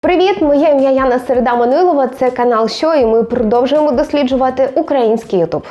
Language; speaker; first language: Ukrainian; non-native, local second language; Russian